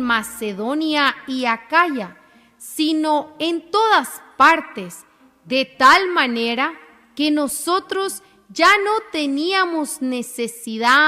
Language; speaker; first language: Spanish; native; Spanish